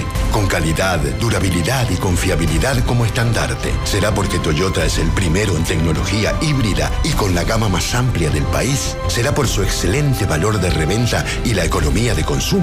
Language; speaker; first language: Spanish; native; Spanish